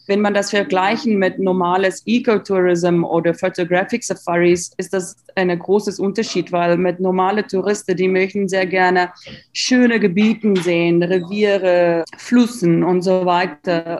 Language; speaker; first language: German; non-native, learner; Afrikaans